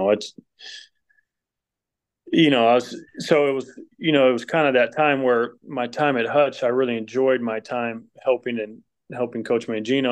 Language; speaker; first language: English; native; English